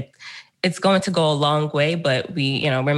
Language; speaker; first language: English; native; English